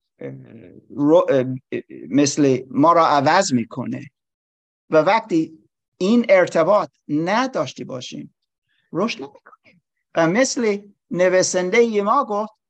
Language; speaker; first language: Persian; non-native, learner; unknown